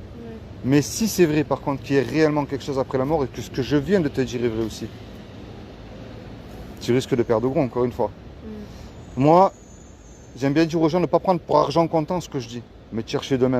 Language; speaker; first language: French; native; French